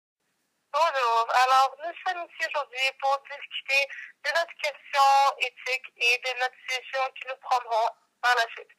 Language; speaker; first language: French; non-native, local second language; English